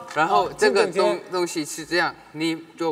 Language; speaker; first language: Chinese; non-native, learner; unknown